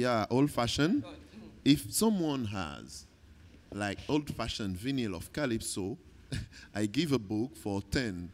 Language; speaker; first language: English; non-native, learner; Haitian Creole